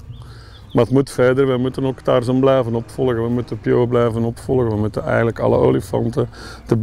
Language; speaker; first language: Dutch; native; Dutch